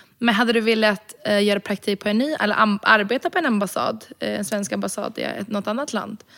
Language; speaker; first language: Swedish; early bilingual, other home language; Romany